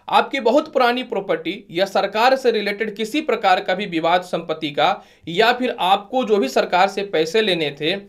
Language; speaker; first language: Hindi; native; Hindi